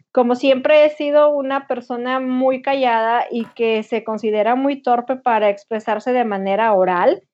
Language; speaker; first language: Spanish; native; Spanish